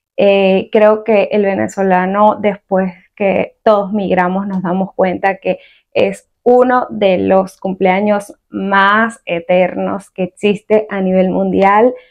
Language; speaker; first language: Spanish; native; Spanish